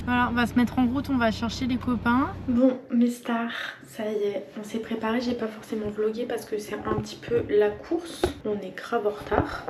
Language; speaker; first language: French; native; French